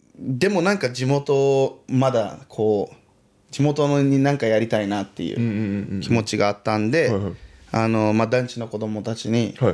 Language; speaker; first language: Japanese; early bilingual, other home language; Portuguese